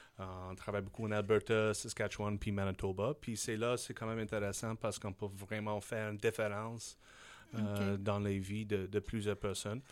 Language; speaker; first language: French; non-native, fluent; English